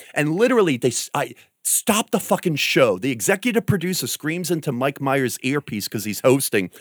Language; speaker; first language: English; native; English